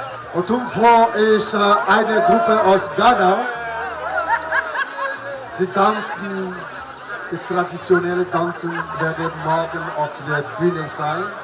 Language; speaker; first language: German; non-native, learner; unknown